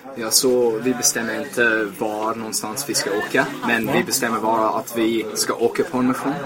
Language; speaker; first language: Swedish; non-native, fluent; English